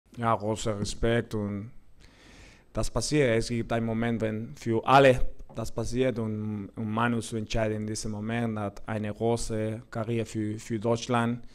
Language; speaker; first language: German; non-native, learner; Spanish